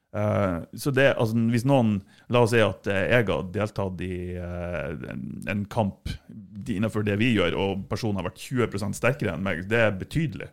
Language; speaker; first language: Norwegian; native; Norwegian